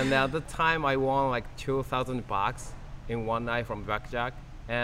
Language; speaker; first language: English; non-native, learner; Japanese